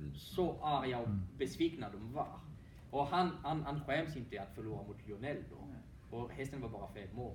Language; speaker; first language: Swedish; non-native, fluent; French